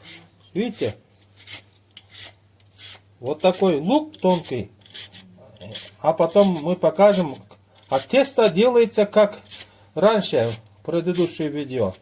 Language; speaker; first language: Russian; non-native, local second language; Kyrgyz